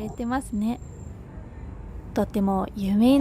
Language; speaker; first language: Japanese; non-native, fluent; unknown